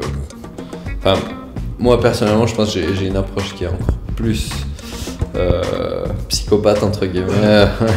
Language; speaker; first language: French; native; French